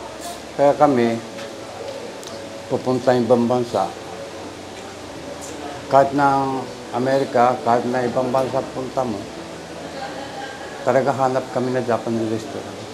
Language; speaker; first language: Filipino; non-native, learner; Japanese